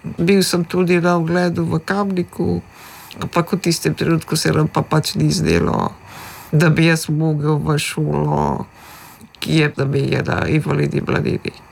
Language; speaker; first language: Slovenian; early bilingual, other home language; Macedonian